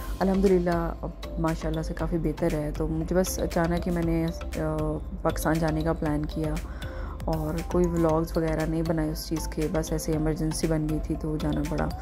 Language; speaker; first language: Urdu; native; Urdu